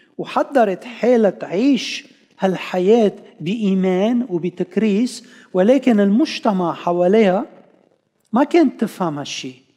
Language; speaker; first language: Arabic; non-native, local second language; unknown